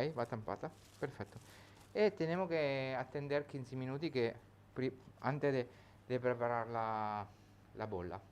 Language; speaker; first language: Spanish; non-native, learner; Italian